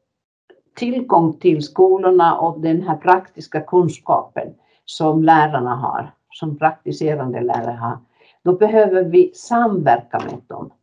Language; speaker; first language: Swedish; non-native, fluent; Finnish